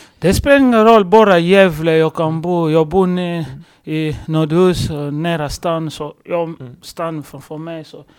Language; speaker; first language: Swedish; non-native, fluent; Lingala